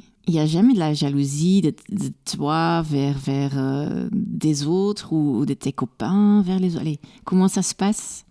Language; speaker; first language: French; non-native, local second language; Dutch